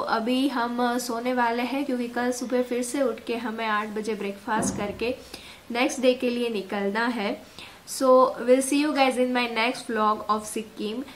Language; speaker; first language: Hindi; non-native, local second language; Gujarati